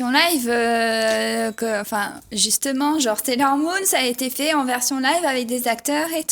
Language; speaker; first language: French; native; French